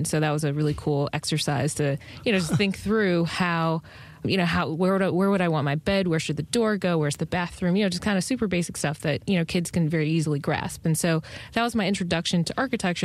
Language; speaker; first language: English; native; English